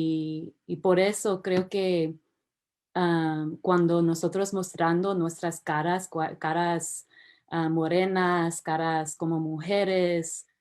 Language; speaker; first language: Spanish; early bilingual, heritage; English